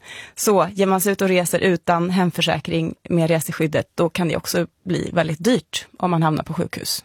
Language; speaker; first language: Swedish; native; Swedish